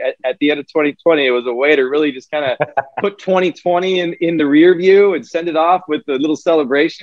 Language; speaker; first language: English; native; English